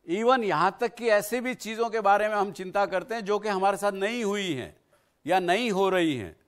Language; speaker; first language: Hindi; native; Hindi